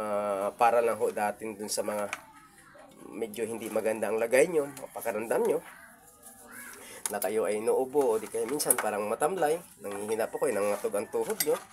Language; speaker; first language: Filipino; native; Filipino